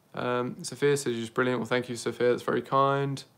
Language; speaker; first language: English; native; English